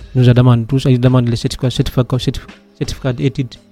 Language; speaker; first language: French; non-native, local second language; Fula